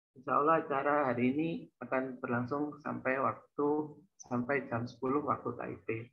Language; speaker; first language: Indonesian; native; Indonesian